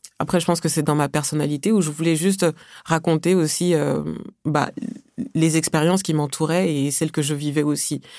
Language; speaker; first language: French; early bilingual, other home language; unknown